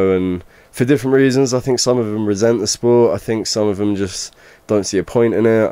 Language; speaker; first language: English; native; English